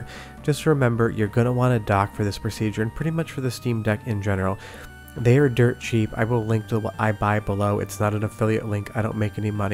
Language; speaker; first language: English; native; English